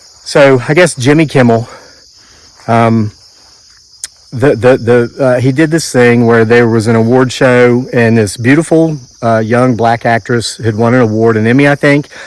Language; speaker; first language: English; native; English